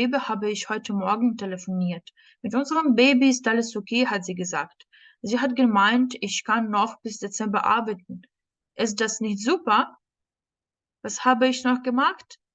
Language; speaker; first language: German; non-native, fluent; Ukrainian